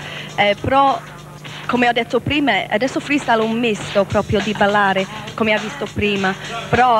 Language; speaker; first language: Italian; non-native, learner; English